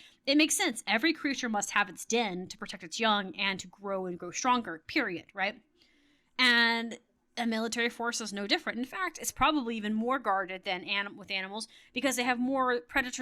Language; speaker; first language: English; native; English